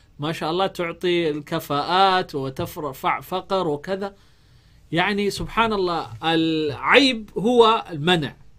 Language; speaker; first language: Arabic; non-native, fluent; Amharic